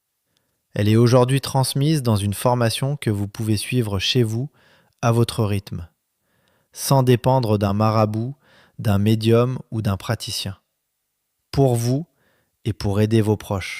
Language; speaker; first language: French; native; French